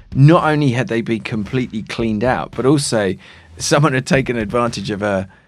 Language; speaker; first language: English; native; English